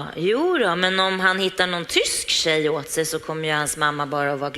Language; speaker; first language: Swedish; native; Swedish